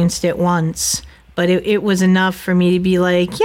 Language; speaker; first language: English; native; English